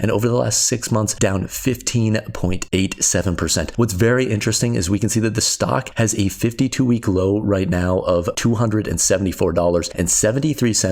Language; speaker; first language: English; native; English